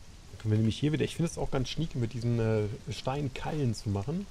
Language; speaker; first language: German; native; German